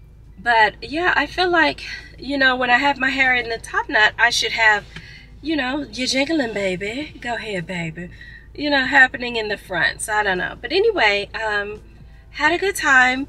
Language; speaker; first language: English; native; English